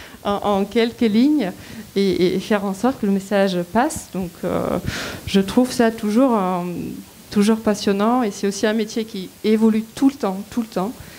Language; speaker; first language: French; non-native, fluent; German